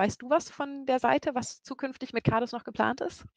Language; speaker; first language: German; native; German